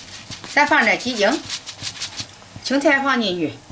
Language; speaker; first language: Chinese; native; Chinese